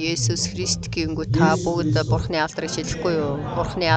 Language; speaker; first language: Mongolian; early bilingual, other home language; Korean